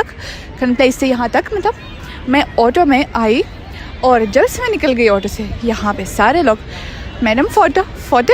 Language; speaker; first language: Hindi; non-native, fluent; Russian